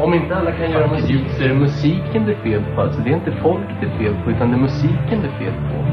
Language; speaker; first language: Swedish; native; Swedish